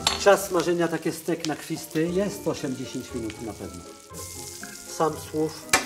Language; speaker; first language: Polish; non-native, fluent; French